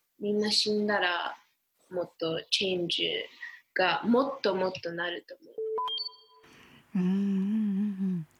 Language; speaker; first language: Japanese; early bilingual, heritage; English